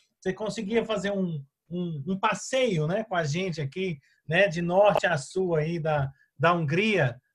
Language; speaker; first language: Portuguese; native; Portuguese